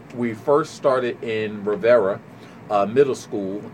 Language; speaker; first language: English; native; English